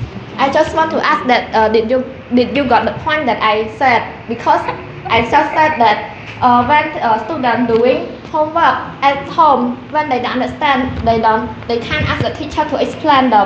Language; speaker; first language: English; non-native, learner; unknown